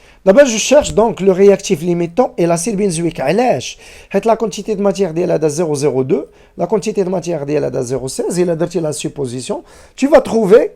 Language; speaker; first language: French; non-native, local second language; Arabic